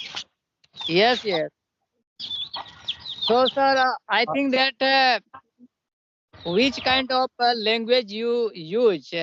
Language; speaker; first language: English; non-native, learner; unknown